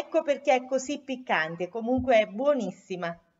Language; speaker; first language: Italian; native; Italian